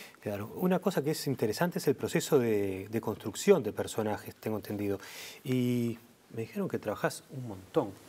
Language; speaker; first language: Spanish; native; Spanish